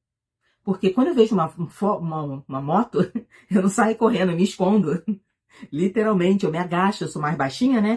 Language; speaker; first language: Portuguese; native; Portuguese